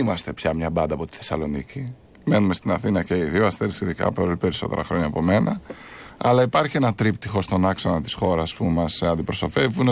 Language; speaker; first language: Greek; native; Greek